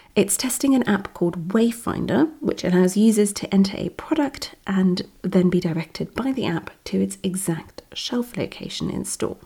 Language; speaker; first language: English; non-native, fluent; German